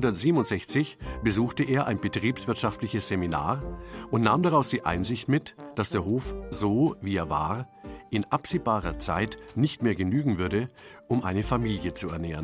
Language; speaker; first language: German; native; German